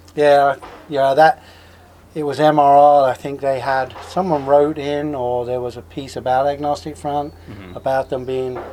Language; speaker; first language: English; native; English